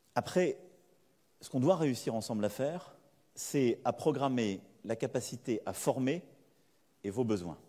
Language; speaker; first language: French; native; French